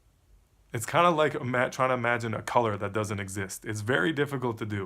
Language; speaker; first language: English; native; English